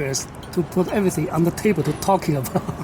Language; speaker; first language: English; non-native, learner; Chinese